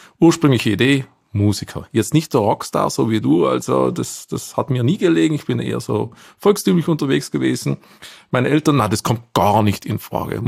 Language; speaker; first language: German; native; German